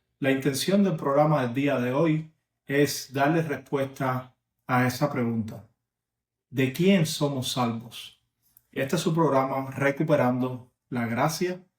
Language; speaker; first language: Spanish; native; Spanish